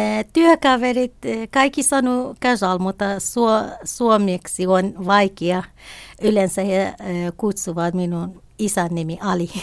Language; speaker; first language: Finnish; non-native, learner; Kurdish